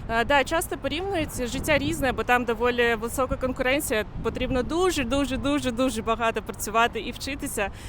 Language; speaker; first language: Ukrainian; early bilingual, other home language; Russian